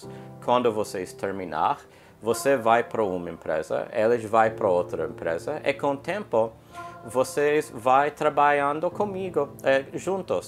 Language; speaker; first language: Portuguese; non-native, learner; English